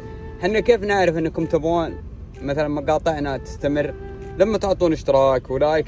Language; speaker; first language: Arabic; native; Arabic